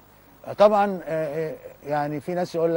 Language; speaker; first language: Arabic; native; Arabic